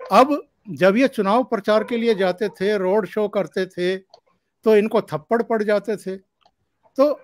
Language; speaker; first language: Hindi; native; Hindi